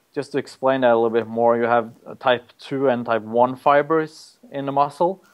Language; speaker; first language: English; non-native, fluent; Norwegian